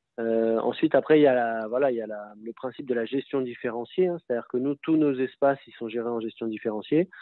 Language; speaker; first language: French; native; French